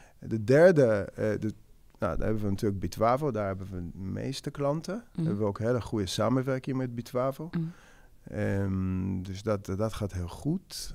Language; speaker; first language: Dutch; non-native, fluent; Hebrew